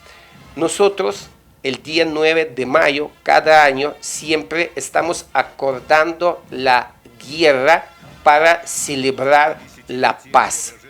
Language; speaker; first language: Spanish; non-native, fluent; Russian